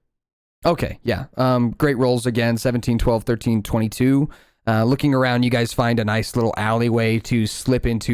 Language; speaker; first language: English; native; English